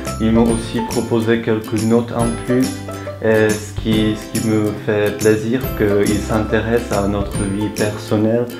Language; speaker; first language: French; non-native, fluent; Czech